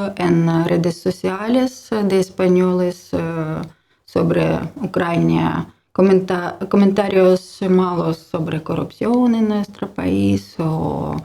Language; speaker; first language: Spanish; non-native, learner; Ukrainian